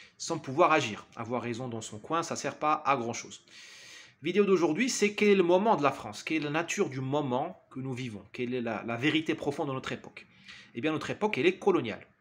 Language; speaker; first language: French; non-native, local second language; Arabic